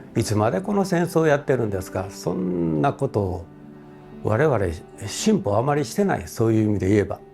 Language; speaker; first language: Japanese; native; Japanese